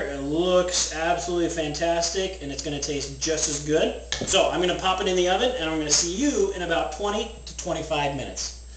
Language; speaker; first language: English; native; English